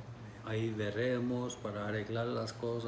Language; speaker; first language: Spanish; non-native, fluent; Turkish